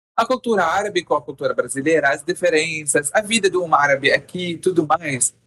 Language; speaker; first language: Portuguese; non-native, fluent; Arabic